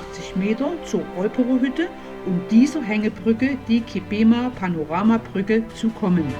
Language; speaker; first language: German; native; German